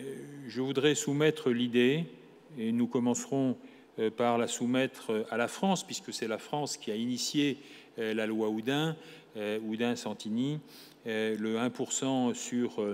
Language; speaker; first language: French; native; French